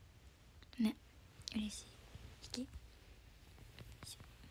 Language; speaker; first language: Japanese; native; Japanese